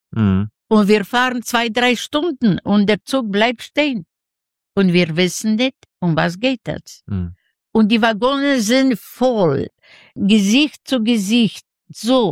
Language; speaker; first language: German; non-native, fluent; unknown